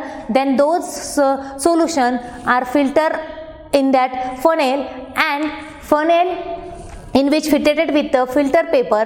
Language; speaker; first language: English; non-native, local second language; Marathi